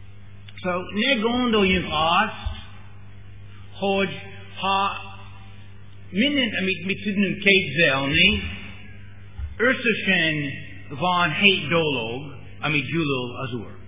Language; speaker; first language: Hungarian; non-native, learner; English